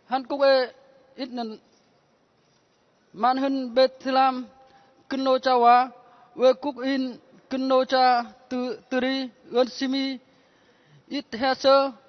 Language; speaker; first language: Korean; non-native, learner; Vietnamese